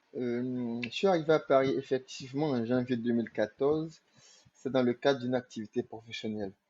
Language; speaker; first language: French; non-native, local second language; Mandingo